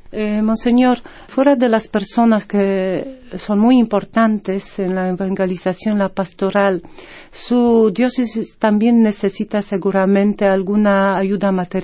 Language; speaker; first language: Spanish; non-native, fluent; Polish